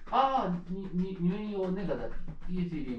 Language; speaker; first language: Chinese; non-native, learner; Japanese